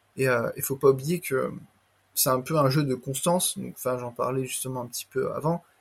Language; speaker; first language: French; native; French